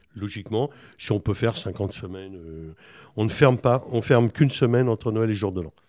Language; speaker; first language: French; native; French